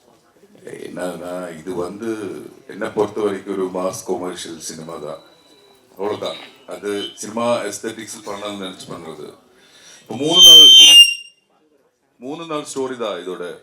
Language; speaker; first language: Tamil; non-native, learner; Malayalam